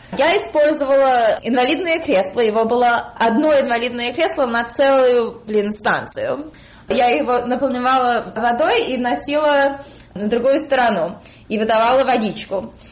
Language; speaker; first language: Russian; early bilingual, heritage; Russian